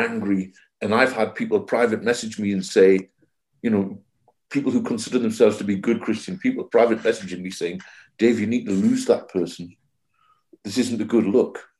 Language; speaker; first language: English; native; English